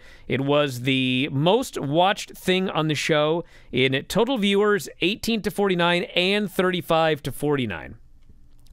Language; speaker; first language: English; native; English